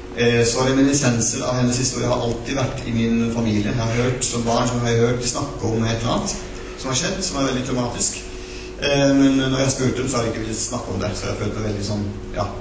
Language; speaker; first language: Norwegian; non-native, local second language; Northern Sami